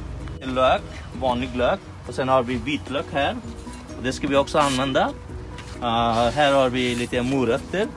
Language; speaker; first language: Swedish; non-native, fluent; Bangla